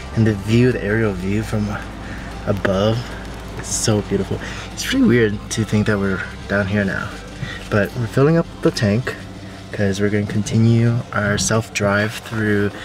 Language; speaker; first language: English; native; English